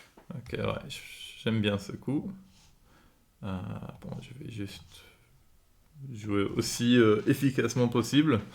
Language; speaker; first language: French; non-native, fluent; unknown